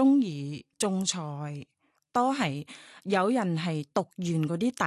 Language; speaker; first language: Cantonese; non-native, learner; Thai